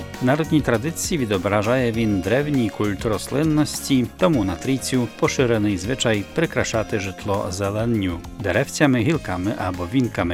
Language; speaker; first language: Ukrainian; native; Ukrainian